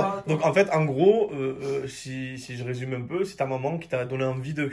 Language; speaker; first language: French; native; French